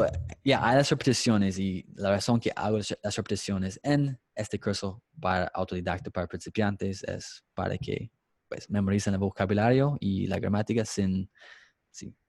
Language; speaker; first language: Spanish; non-native, fluent; English